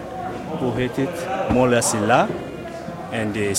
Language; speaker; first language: Dutch; non-native, learner; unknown